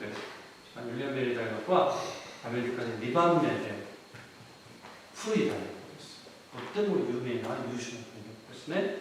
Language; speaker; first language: Japanese; non-native, fluent; Korean